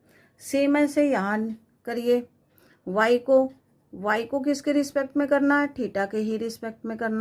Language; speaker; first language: Hindi; native; Hindi